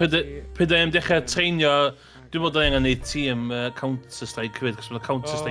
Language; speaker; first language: Welsh; native; Welsh